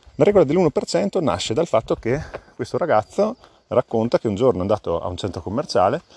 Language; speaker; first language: Italian; native; Italian